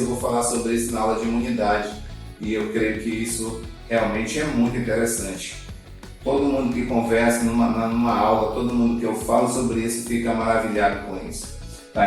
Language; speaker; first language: Portuguese; native; Portuguese